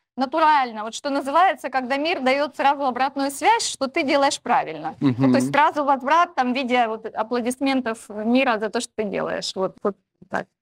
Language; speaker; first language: Russian; native; Russian